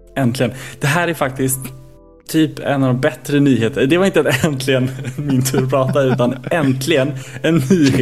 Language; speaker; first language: Swedish; native; Swedish